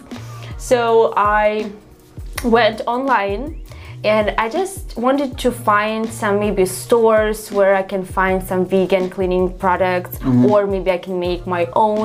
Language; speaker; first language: English; non-native, fluent; Russian